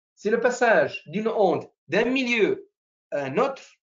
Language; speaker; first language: French; non-native, local second language; Arabic